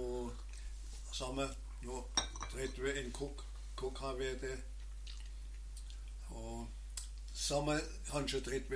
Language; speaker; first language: Norwegian; non-native, learner; German